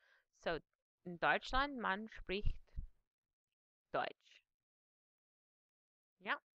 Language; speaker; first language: German; non-native, fluent; English